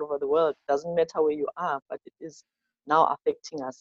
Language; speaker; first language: English; non-native, local second language; Zulu